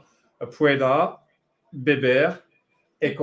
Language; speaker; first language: Spanish; non-native, learner; French